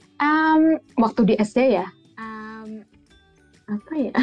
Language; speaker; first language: Indonesian; early bilingual, heritage; Indonesian